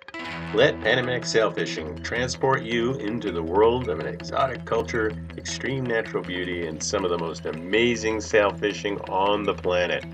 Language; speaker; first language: English; native; English